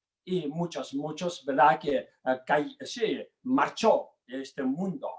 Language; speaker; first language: Spanish; non-native, learner; Tibetan